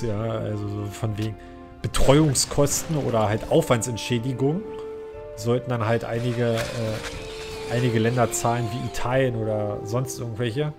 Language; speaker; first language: German; native; German